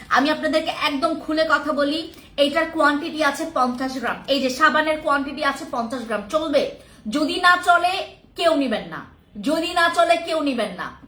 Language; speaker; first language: Bangla; non-native, local second language; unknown